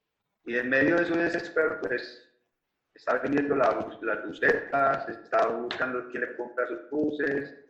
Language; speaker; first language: Spanish; native; Spanish